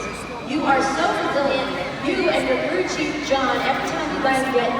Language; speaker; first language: English; native; English